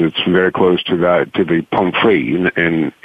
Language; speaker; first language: English; non-native, fluent; Greek